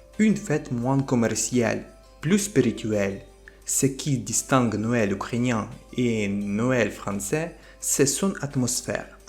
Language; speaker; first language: French; non-native, fluent; Ukrainian